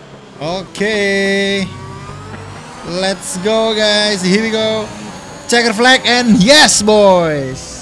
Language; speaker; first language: English; non-native, fluent; Indonesian